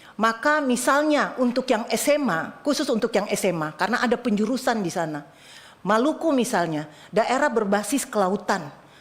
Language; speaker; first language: Indonesian; native; Indonesian